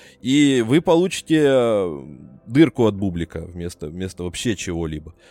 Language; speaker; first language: Russian; native; Russian